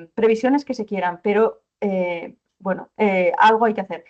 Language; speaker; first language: Spanish; native; Spanish